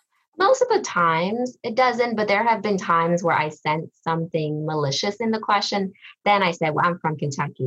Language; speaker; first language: English; early bilingual, other home language; Vietnamese